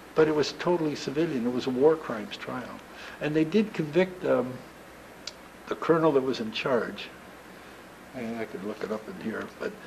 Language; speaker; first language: English; native; English